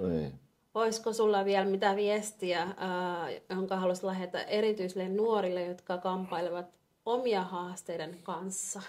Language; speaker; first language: Finnish; non-native, fluent; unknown